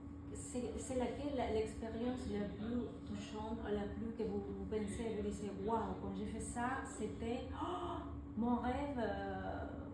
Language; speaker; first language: French; non-native, fluent; Spanish